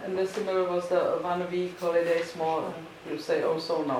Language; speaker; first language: English; non-native, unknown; Czech